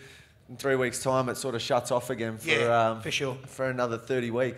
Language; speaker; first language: English; native; English